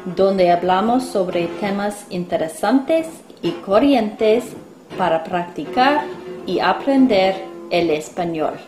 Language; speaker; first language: Spanish; non-native, fluent; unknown